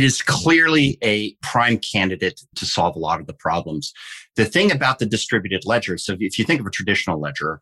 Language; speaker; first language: English; early bilingual, heritage; English